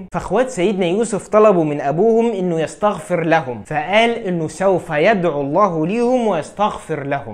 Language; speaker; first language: Arabic; native; Arabic